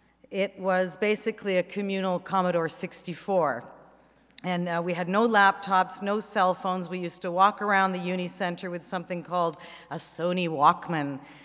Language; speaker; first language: English; native; English